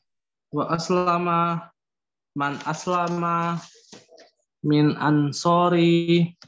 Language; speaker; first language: Arabic; non-native, learner; Indonesian